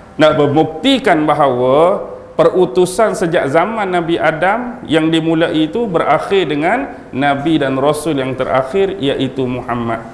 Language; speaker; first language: Malay; native; Malay